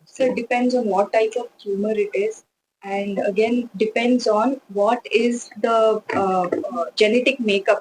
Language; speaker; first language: English; non-native, local second language; Tamil